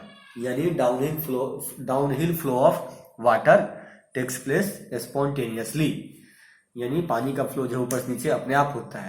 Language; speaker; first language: Hindi; native; Hindi